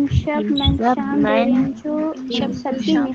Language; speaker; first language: Persian; non-native, learner; Urdu